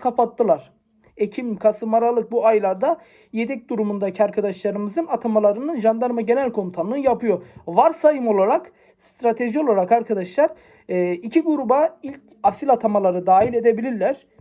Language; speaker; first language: Turkish; native; Turkish